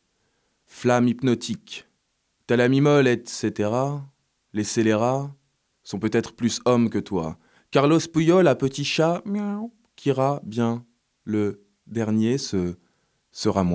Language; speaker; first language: French; native; French